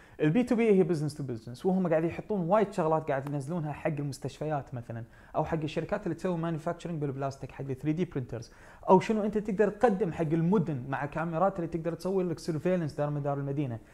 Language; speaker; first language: Arabic; native; Arabic